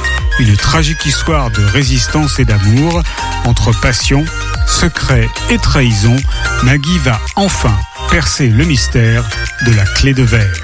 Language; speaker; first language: French; native; French